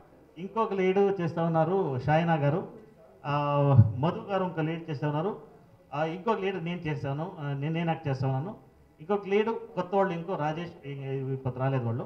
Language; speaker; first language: Telugu; non-native, fluent; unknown